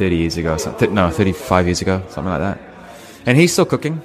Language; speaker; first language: English; native; English